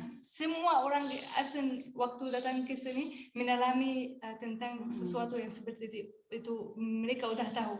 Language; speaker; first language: Indonesian; non-native, learner; Arabic